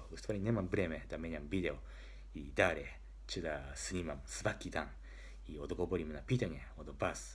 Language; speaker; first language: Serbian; non-native, learner; Japanese